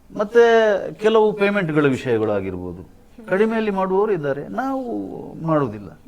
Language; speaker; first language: Kannada; non-native, local second language; Tulu